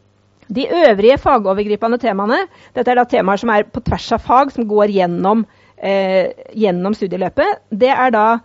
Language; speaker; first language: Norwegian; native; Norwegian